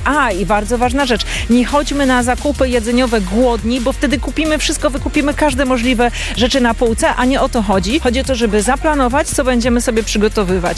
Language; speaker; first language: Polish; native; Polish